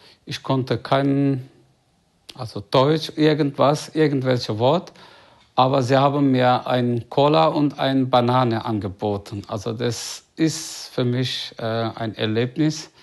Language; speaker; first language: German; non-native, fluent; Turkish